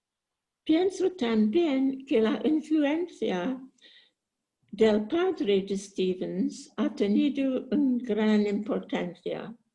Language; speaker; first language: Spanish; non-native, learner; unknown